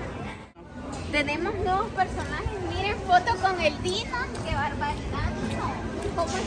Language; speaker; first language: Spanish; native; Spanish